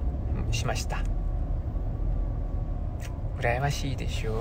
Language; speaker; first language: Japanese; non-native, fluent; Korean